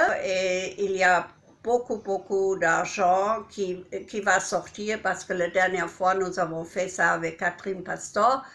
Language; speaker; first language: French; non-native, fluent; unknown